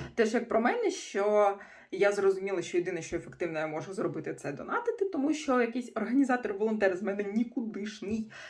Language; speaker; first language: Ukrainian; non-native, local second language; Russian